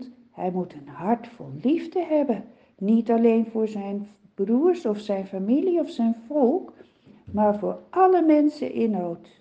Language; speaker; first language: Dutch; native; Dutch